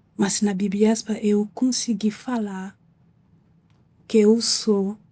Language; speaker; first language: Portuguese; non-native, learner; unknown